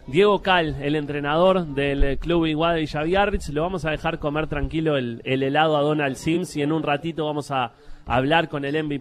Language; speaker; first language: Spanish; native; Spanish